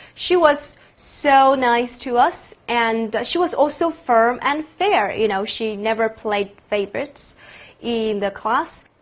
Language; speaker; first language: English; non-native, fluent; Chinese